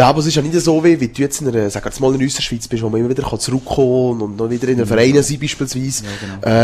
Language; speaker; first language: German; native; German